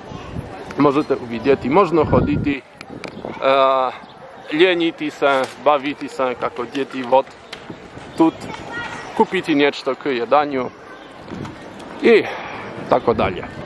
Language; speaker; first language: Polish; non-native, learner; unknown